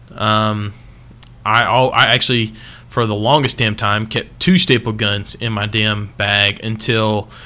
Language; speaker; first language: English; native; English